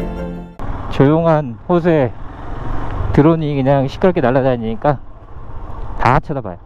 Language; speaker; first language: Korean; native; Korean